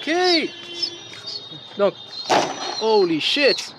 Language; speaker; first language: English; non-native, learner; French